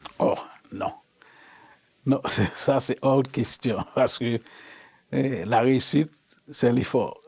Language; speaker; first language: French; non-native, local second language; Haitian Creole